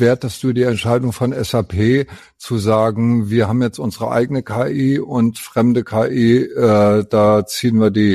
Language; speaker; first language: German; native; German